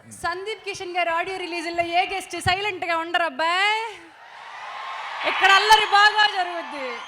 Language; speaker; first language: Telugu; native; Telugu